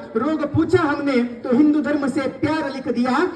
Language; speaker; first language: Hindi; non-native, local second language; Marathi